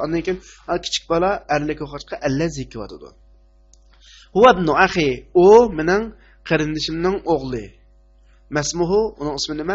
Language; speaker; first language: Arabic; non-native, fluent; Uyghur